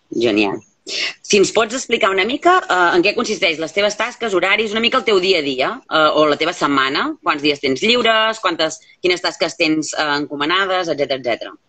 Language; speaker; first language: Catalan; native; Catalan